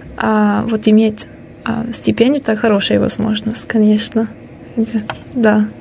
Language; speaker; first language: Russian; non-native, fluent; Italian